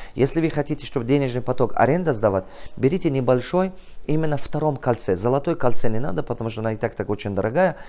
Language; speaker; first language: Russian; non-native, local second language; Tajik